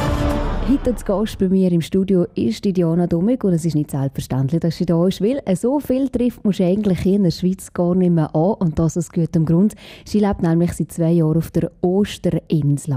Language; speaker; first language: German; native; German